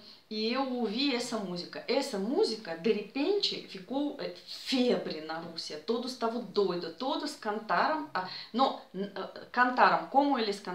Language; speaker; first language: Portuguese; non-native, fluent; Russian